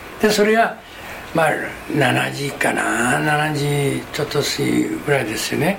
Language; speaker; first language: Japanese; non-native, local second language; Korean